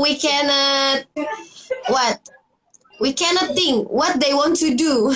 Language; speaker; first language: English; non-native, learner; Indonesian